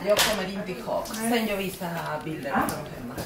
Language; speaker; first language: Swedish; non-native, learner; Spanish